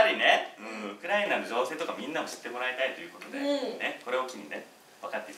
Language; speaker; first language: Japanese; native; Japanese